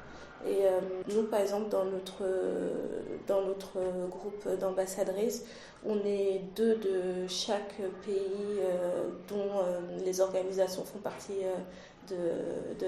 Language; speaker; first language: French; early bilingual, other home language; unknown